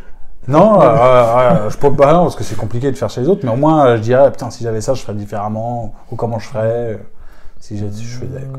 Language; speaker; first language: French; native; French